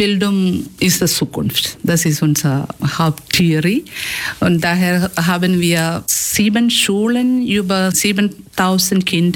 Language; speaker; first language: German; non-native, fluent; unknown